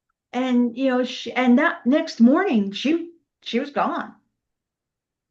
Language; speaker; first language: English; native; English